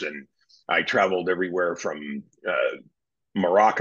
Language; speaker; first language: English; native; English